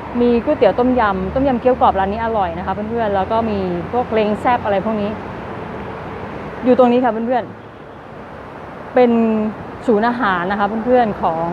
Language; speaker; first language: Thai; native; Thai